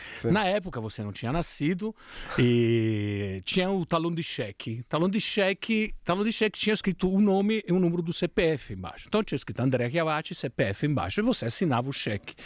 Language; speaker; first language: Portuguese; non-native, fluent; Italian